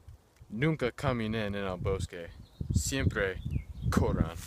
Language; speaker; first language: Spanish; non-native, learner; English